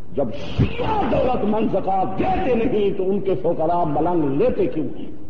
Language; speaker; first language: Urdu; non-native, local second language; Saraiki